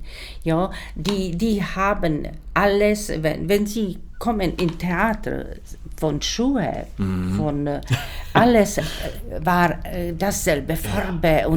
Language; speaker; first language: German; non-native, learner; Czech